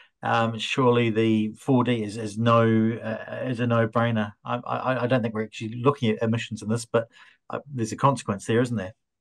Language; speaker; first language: English; native; English